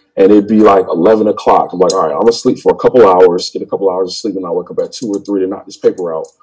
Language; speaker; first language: English; native; English